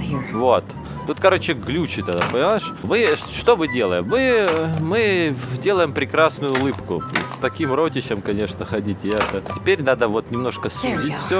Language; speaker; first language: Russian; native; Russian